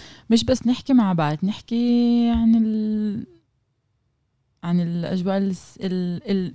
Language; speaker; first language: Arabic; non-native, fluent; Hebrew